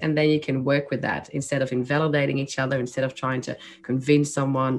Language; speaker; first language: English; non-native, fluent; Dutch